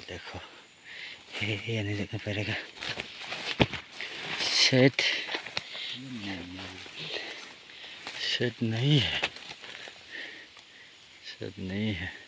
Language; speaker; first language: Hindi; non-native, local second language; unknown